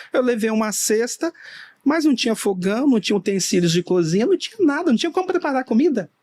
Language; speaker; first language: Portuguese; native; Portuguese